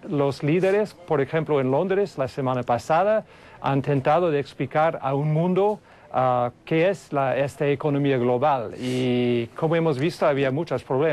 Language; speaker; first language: Spanish; non-native, fluent; English